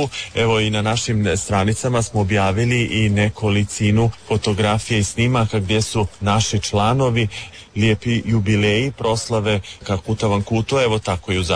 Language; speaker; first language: Serbian; native; Serbian